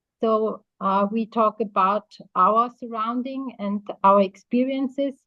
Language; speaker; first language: English; non-native, fluent; German